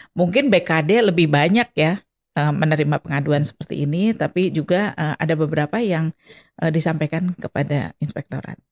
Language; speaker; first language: Indonesian; non-native, local second language; Sundanese